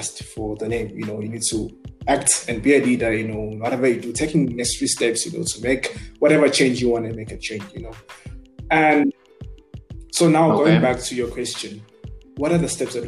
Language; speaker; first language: English; non-native, local second language; Zulu